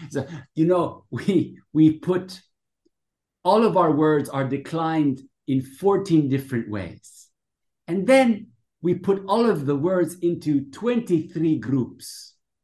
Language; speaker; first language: English; non-native, local second language; French